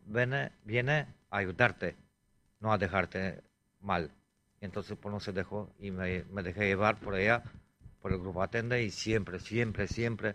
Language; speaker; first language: Spanish; non-native, fluent; Romanian